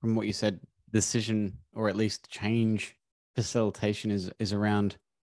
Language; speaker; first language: English; native; English